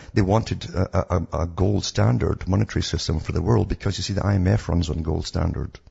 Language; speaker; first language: English; native; English